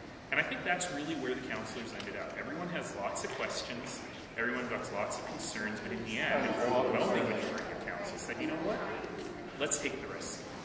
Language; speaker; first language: English; native; English